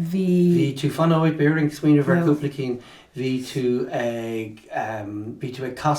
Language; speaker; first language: Irish; non-native, local second language; English